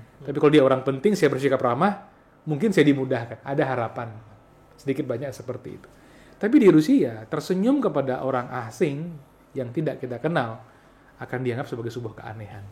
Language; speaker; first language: Indonesian; non-native, local second language; Balinese